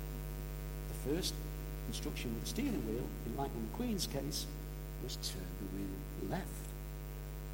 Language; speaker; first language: English; native; English